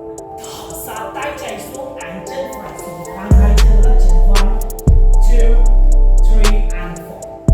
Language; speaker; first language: Vietnamese; non-native, learner; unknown